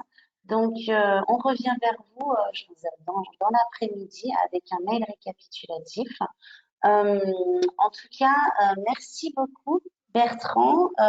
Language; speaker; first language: French; native; French